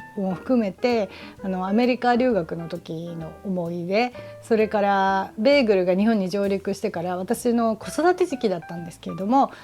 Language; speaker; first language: Japanese; native; Japanese